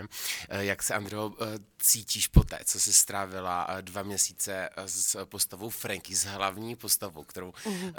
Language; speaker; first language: Czech; native; Czech